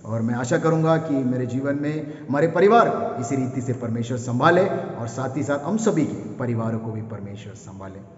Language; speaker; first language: Hindi; non-native, local second language; Kannada